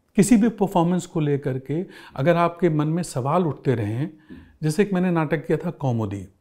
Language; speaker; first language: Hindi; native; Hindi